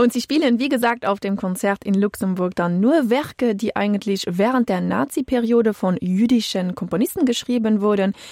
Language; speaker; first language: German; non-native, fluent; Hebrew